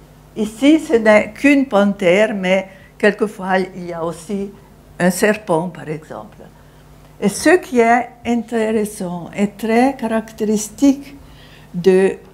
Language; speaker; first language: French; non-native, fluent; Italian